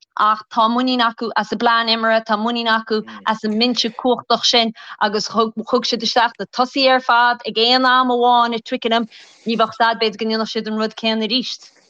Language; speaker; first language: Irish; native; Irish